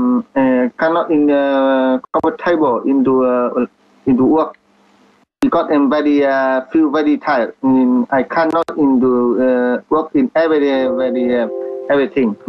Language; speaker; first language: English; non-native, learner; Vietnamese